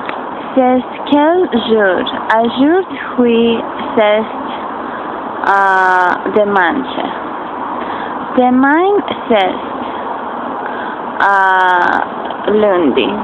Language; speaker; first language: French; non-native, fluent; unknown